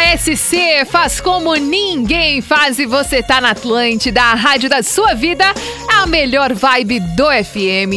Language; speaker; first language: Portuguese; native; Portuguese